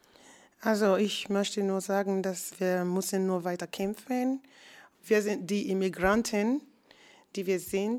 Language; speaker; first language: German; non-native, fluent; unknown